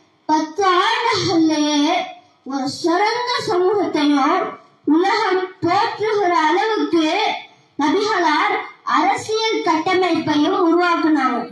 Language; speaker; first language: Tamil; native; Tamil